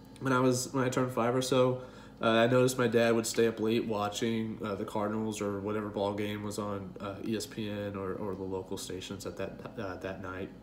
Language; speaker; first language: English; native; English